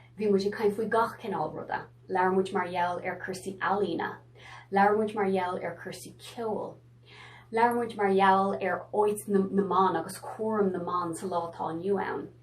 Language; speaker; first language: Irish; native; Irish